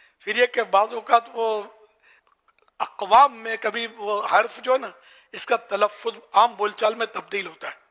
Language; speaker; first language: Urdu; native; Urdu